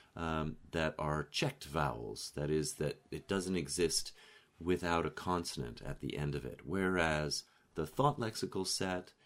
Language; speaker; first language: English; native; English